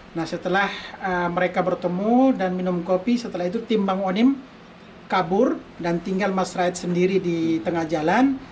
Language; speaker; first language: Indonesian; native; Indonesian